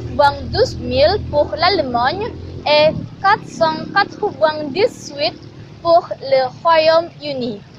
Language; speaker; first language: French; non-native, learner; Indonesian